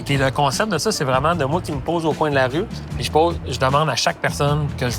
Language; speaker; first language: French; native; French